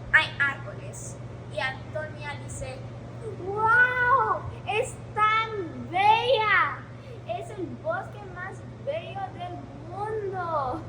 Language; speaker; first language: Spanish; non-native, learner; English